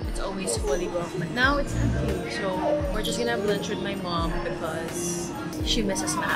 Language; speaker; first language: English; non-native, local second language; Filipino